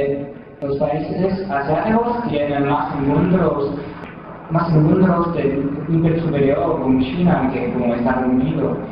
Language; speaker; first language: Spanish; non-native, fluent; Chinese